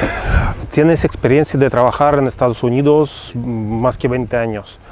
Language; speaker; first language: Spanish; non-native, fluent; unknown